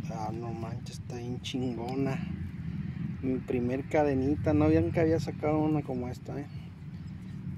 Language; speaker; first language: Spanish; native; Spanish